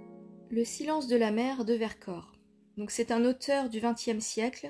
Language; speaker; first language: French; native; French